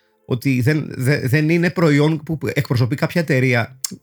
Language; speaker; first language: Greek; native; Greek